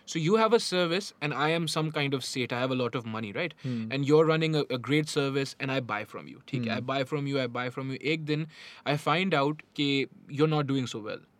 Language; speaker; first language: English; non-native, local second language; Hindi